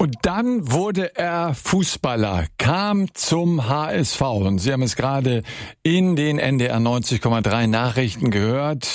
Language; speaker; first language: German; native; German